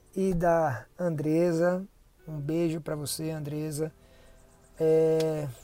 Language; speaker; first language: Portuguese; native; Portuguese